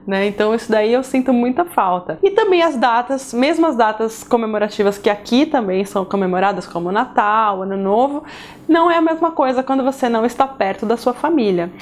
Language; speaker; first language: Portuguese; native; Portuguese